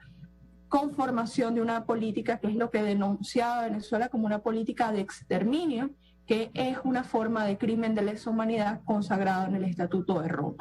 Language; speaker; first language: Spanish; native; Spanish